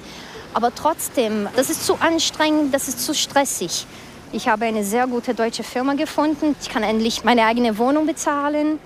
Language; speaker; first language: German; early bilingual, other home language; Portuguese